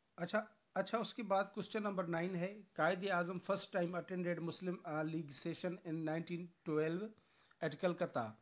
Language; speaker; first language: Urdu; non-native, local second language; Sindhi